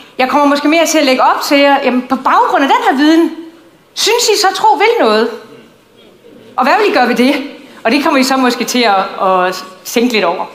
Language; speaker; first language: Danish; native; Danish